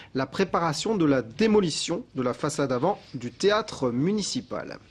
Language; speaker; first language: French; native; French